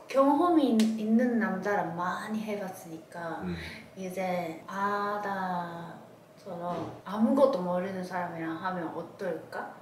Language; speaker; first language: Korean; non-native, learner; Japanese